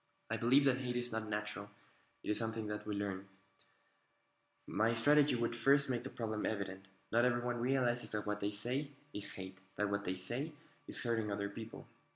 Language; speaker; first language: English; non-native, fluent; Spanish